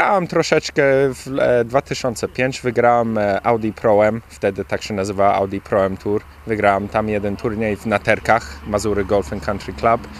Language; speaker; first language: Polish; early bilingual, heritage; Polish